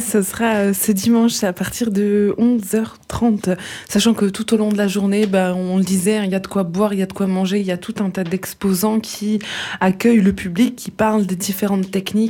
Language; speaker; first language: French; native; French